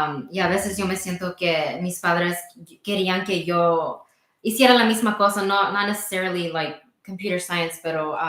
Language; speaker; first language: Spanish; early bilingual, heritage; Spanish